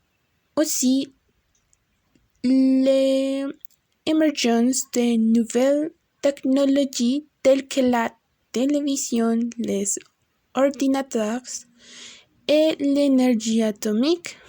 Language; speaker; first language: French; non-native, learner; Spanish